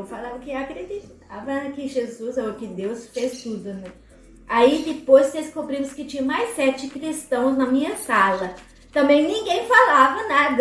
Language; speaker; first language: Portuguese; non-native, fluent; German